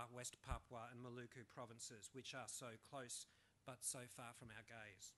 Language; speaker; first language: English; native; English